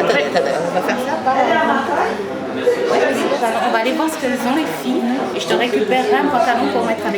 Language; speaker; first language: French; native; French